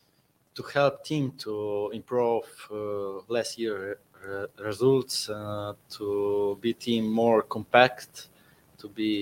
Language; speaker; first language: English; non-native, learner; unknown